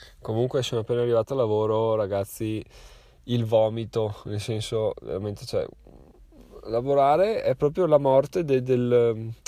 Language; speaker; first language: Italian; native; Italian